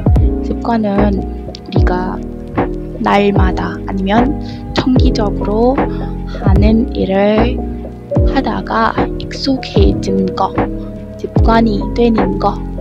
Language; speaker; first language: Korean; non-native, learner; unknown